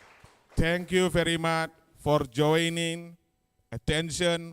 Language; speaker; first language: English; non-native, learner; Indonesian